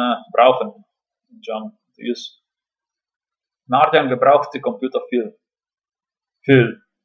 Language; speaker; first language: Dutch; non-native, learner; Spanish